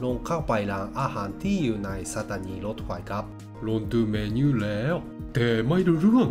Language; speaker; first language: Thai; non-native, learner; Japanese